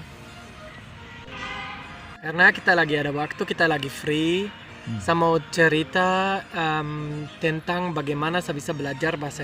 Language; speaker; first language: Indonesian; non-native, fluent; German